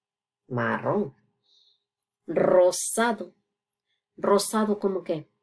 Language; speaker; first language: Spanish; non-native, fluent; English